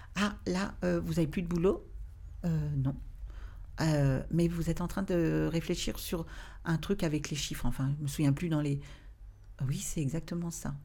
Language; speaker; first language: French; native; French